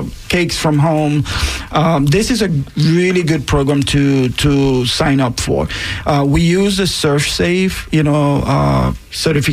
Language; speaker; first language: English; non-native, fluent; Spanish